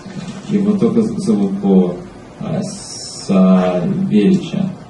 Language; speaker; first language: Russian; early bilingual, heritage; Russian